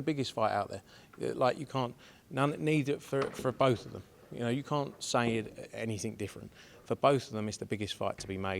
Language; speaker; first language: English; native; English